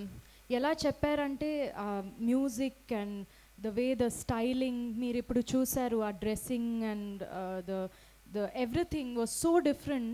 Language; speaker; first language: Telugu; non-native, fluent; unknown